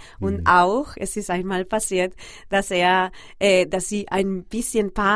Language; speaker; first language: German; non-native, fluent; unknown